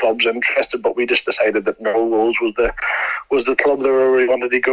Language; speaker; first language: English; native; English